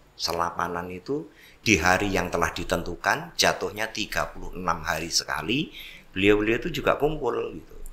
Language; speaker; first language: Indonesian; non-native, local second language; Javanese